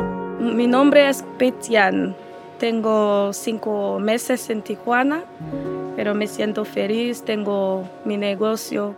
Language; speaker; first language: Spanish; non-native, learner; Haitian Creole